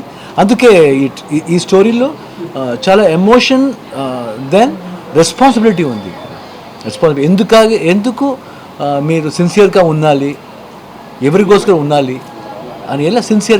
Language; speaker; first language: Telugu; non-native, learner; Kannada